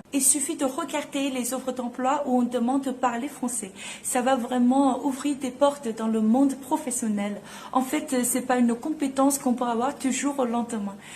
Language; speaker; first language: French; non-native, fluent; Chinese